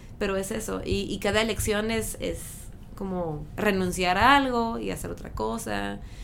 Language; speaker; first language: Spanish; non-native, fluent; French